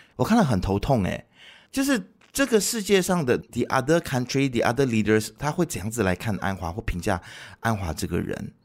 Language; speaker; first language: Chinese; native; Chinese